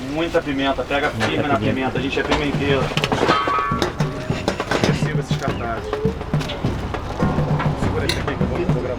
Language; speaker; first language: Portuguese; native; Portuguese